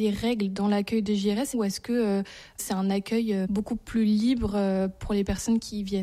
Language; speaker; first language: French; native; French